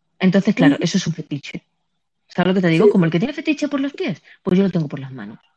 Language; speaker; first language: Spanish; native; Spanish